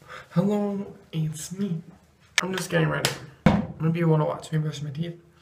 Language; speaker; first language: English; native; English